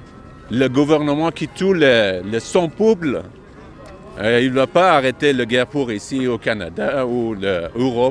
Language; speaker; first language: French; non-native, local second language; Persian